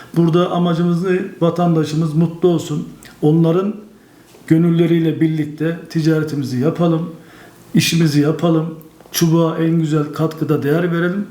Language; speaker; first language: Turkish; native; Turkish